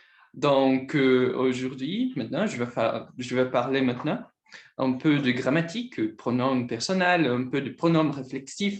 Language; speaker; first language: French; non-native, learner; Portuguese